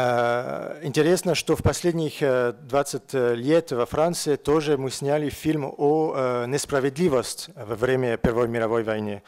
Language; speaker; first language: Russian; non-native, learner; French